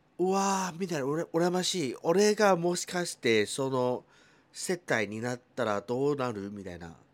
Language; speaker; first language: Japanese; non-native, fluent; Chinese